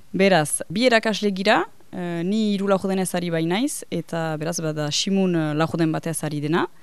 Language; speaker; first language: Basque; native; Basque